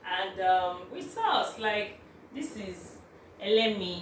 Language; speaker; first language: English; non-native, local second language; Yoruba